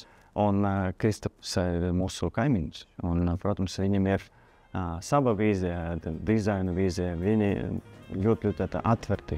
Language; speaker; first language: Latvian; non-native, local second language; Russian